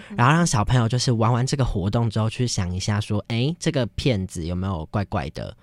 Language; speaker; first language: Chinese; native; Chinese